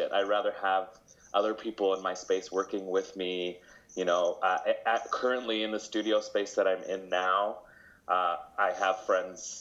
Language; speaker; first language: English; early bilingual, other home language; Spanish